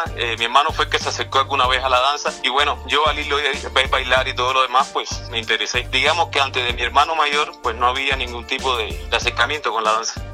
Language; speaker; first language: Spanish; native; Spanish